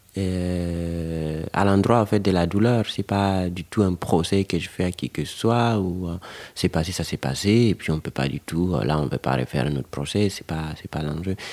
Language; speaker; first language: French; non-native, local second language; Fula